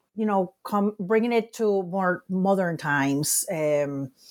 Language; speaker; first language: English; non-native, fluent; Spanish